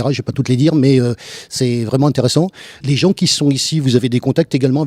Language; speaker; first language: French; native; French